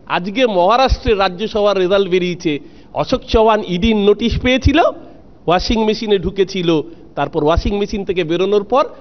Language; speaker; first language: Bangla; native; Bangla